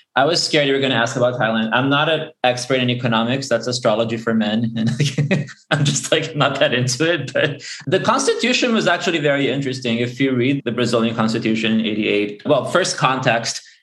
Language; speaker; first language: English; early bilingual, other home language; Portuguese